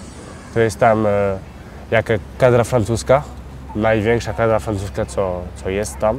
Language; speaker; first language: Polish; early bilingual, heritage; French